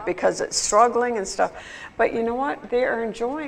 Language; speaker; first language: English; native; English